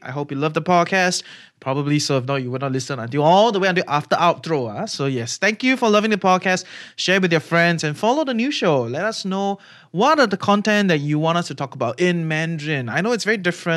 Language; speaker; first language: English; native; English